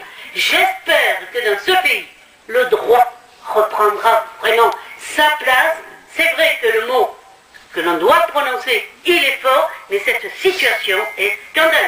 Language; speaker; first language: French; native; French